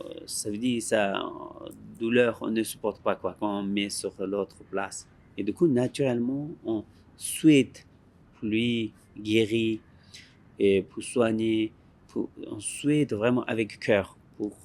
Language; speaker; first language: French; non-native, learner; Tibetan